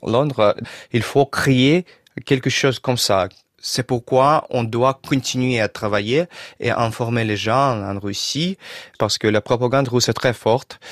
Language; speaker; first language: French; non-native, learner; Russian